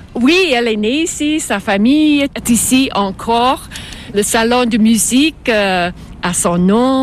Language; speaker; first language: French; non-native, fluent; English